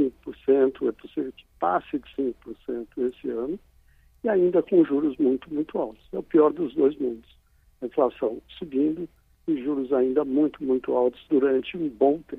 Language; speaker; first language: Portuguese; native; Portuguese